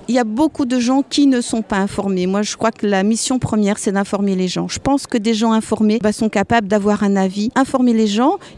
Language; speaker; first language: French; native; French